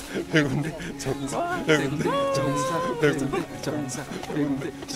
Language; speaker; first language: Korean; native; Korean